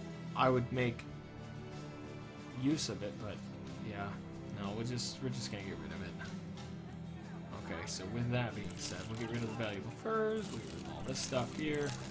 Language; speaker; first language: English; native; English